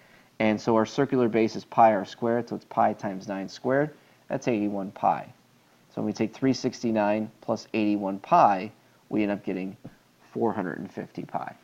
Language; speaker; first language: English; native; English